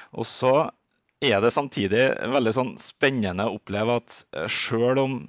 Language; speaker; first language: Norwegian; native; Norwegian